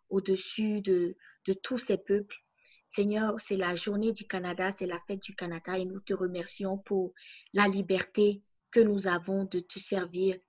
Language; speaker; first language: English; non-native, fluent; French